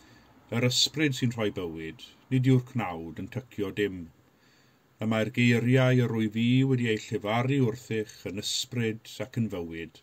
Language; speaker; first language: Welsh; native; Welsh